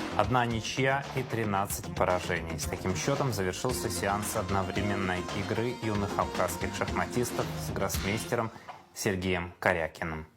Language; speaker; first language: Russian; native; Russian